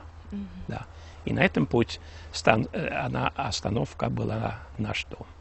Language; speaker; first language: Russian; early bilingual, heritage; Russian